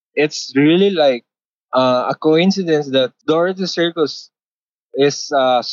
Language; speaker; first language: English; non-native, local second language; Filipino